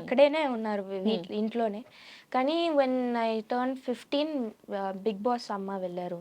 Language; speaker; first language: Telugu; non-native, learner; Tamil